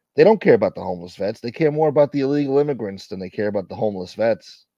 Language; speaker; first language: English; native; English